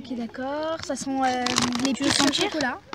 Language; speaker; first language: French; native; French